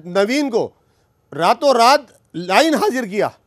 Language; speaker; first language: Hindi; native; Hindi